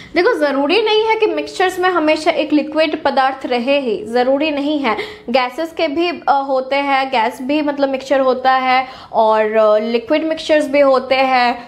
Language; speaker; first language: Hindi; native; Hindi